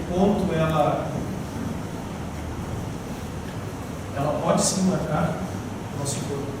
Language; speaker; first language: Portuguese; native; Portuguese